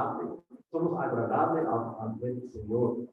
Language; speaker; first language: Spanish; non-native, fluent; English